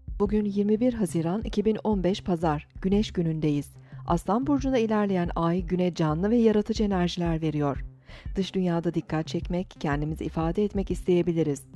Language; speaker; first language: Turkish; native; Turkish